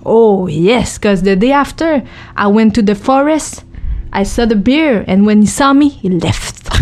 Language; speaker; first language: English; non-native, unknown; French